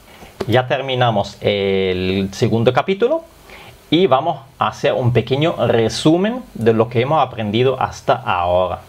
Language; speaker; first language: Spanish; non-native, fluent; German